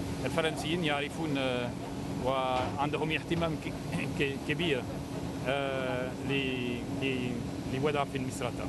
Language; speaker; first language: Arabic; non-native, fluent; French